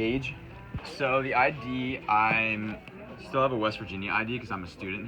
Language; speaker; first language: English; native; English